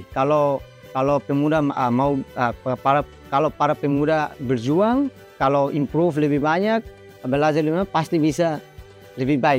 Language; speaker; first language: Indonesian; non-native, fluent; Tetum